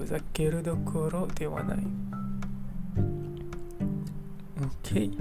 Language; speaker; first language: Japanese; non-native, learner; English